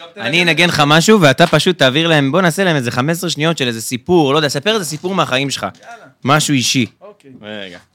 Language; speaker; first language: Hebrew; native; Hebrew